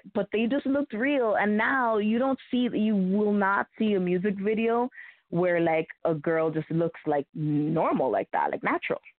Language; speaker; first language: English; early bilingual, other home language; Spanish